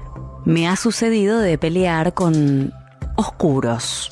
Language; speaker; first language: Spanish; native; Spanish